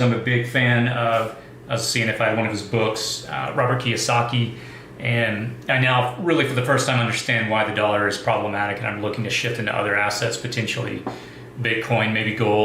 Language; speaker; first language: English; native; English